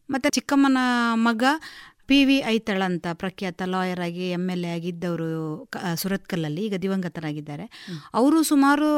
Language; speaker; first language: Kannada; native; Kannada